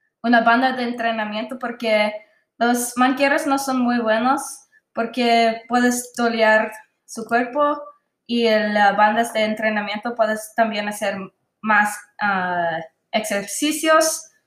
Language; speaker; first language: Spanish; non-native, learner; English